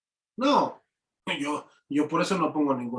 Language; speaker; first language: Spanish; native; Spanish